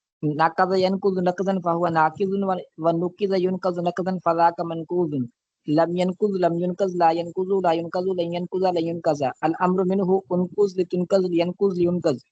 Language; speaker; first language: Arabic; non-native, learner; Urdu